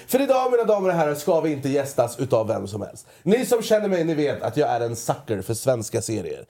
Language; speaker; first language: Swedish; early bilingual, other home language; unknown